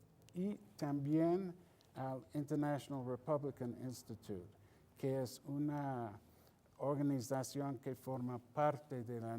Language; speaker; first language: Spanish; non-native, fluent; English